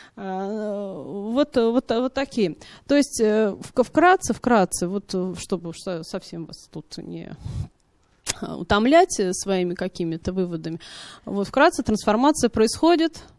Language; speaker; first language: Russian; native; Russian